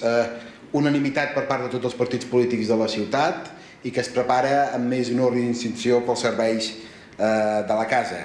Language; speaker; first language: Catalan; native; Catalan